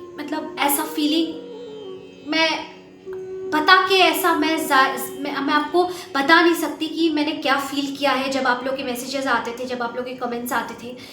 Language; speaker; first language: Hindi; non-native, local second language; Bangla